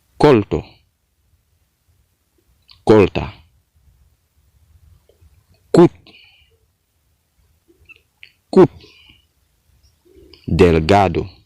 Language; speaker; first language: Spanish; non-native, learner; Haitian Creole